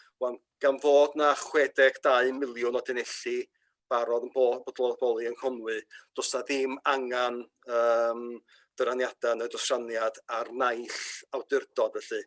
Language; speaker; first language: Welsh; native; Welsh